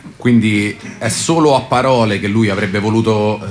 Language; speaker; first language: Italian; native; Italian